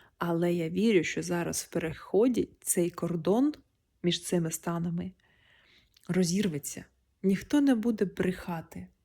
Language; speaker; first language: Ukrainian; non-native, local second language; Russian